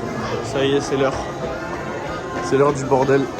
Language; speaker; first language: French; native; French